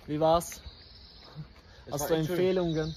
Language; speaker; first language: German; non-native, fluent; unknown